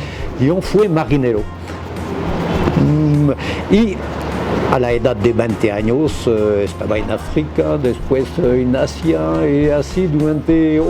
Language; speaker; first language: Spanish; non-native, fluent; French